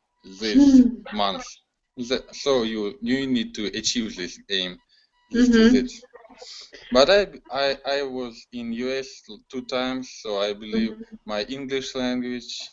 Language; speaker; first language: English; non-native, learner; Russian